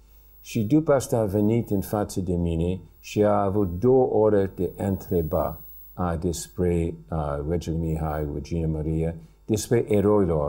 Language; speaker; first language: Romanian; early bilingual, heritage; English